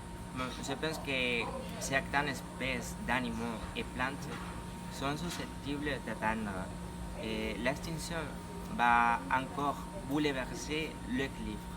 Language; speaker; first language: French; non-native, learner; Spanish